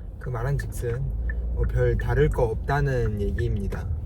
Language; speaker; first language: Korean; native; Korean